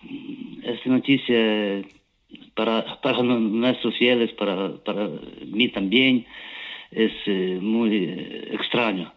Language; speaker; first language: Spanish; non-native, learner; Ukrainian